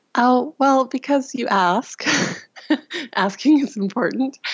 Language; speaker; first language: English; non-native, fluent; Russian